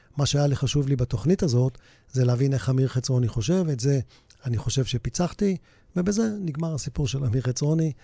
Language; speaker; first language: Hebrew; native; Hebrew